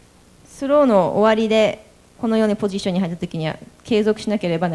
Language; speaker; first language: Japanese; native; Japanese